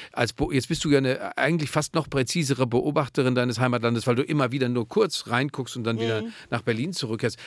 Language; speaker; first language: German; native; German